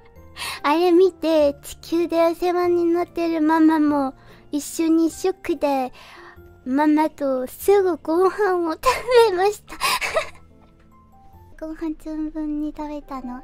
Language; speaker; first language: Japanese; non-native, fluent; Korean